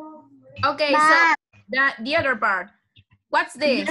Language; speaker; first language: English; non-native, fluent; Spanish